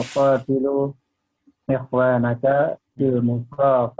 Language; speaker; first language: Arabic; non-native, learner; Indonesian